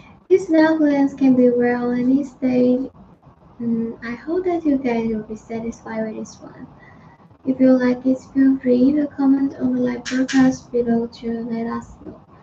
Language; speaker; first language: English; non-native, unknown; Chinese